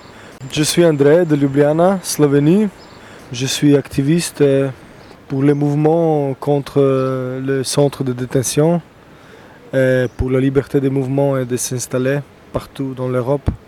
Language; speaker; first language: French; non-native, fluent; Slovenian